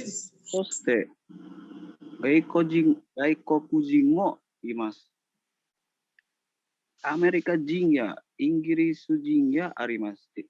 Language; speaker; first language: Japanese; non-native, learner; Indonesian